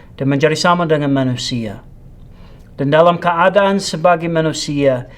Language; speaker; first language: Malay; non-native, fluent; English